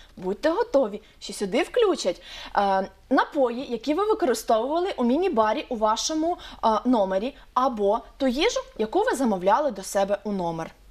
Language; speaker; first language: Ukrainian; native; Ukrainian